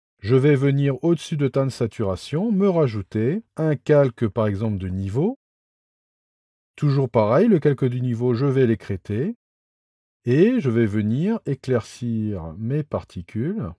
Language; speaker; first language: French; native; French